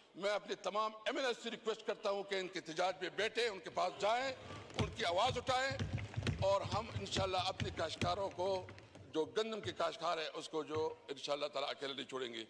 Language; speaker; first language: Urdu; non-native, local second language; Pashto